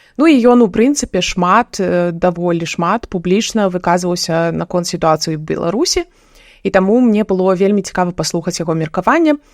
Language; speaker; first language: Belarusian; non-native, local second language; Russian